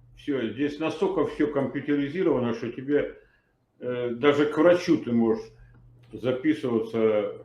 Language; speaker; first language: Russian; native; Russian